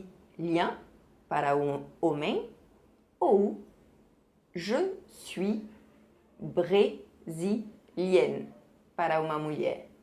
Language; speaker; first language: Portuguese; non-native, fluent; French